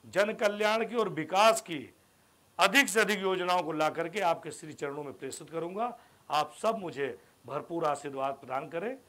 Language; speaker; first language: Hindi; native; Hindi